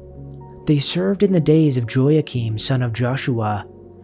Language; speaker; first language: English; native; English